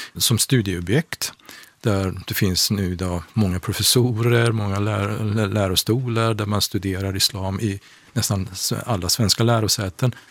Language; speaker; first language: Swedish; non-native, fluent; Persian